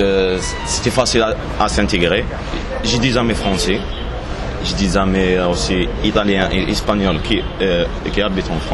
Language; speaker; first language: French; non-native, local second language; Arabic